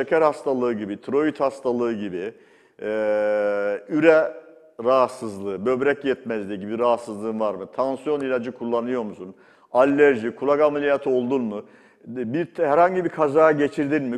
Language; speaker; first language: Turkish; native; Turkish